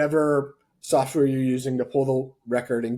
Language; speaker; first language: English; native; English